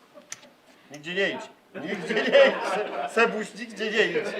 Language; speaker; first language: Polish; native; Polish